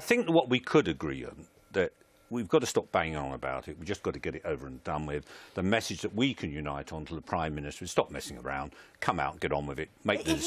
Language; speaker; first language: English; native; English